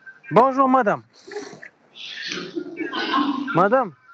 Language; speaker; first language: French; non-native, local second language; Arabic